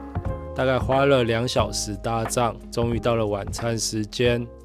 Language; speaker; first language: Chinese; native; Chinese